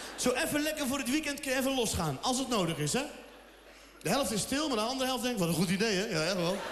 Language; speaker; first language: Dutch; early bilingual, other home language; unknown